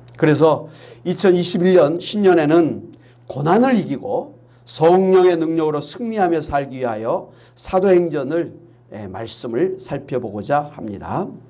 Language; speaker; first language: Korean; native; Korean